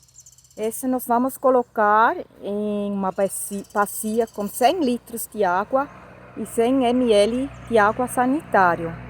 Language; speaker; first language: Portuguese; non-native, fluent; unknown